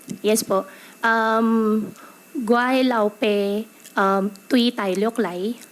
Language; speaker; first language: Filipino; native; Filipino